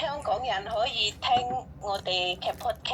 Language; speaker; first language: Cantonese; non-native, fluent; Javanese